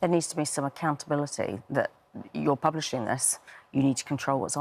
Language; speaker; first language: English; native; English